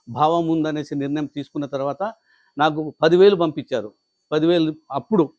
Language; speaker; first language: Telugu; non-native, local second language; Lambadi